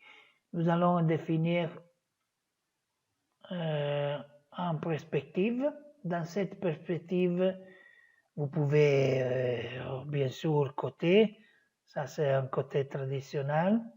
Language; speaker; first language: French; non-native, fluent; Italian